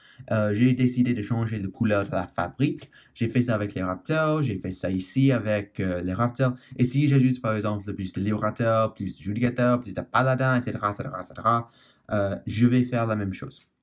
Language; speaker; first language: French; non-native, learner; English